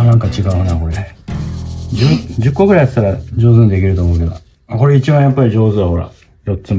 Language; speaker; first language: Japanese; native; Japanese